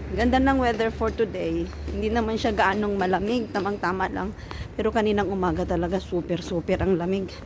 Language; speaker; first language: Filipino; native; Filipino